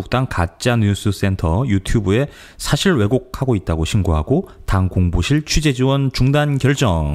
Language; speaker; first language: Korean; native; Korean